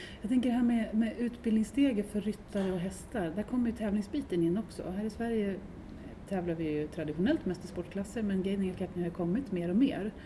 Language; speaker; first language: Swedish; native; Swedish